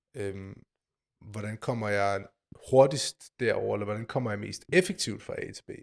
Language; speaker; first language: Danish; native; Danish